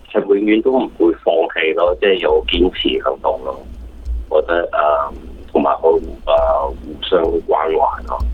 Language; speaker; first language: Cantonese; early bilingual, heritage; Cantonese